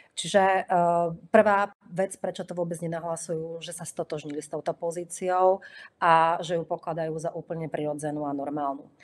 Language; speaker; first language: Slovak; native; Slovak